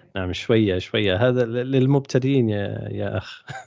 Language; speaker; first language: Arabic; non-native, fluent; English